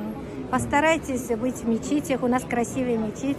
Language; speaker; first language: Russian; non-native, local second language; Tatar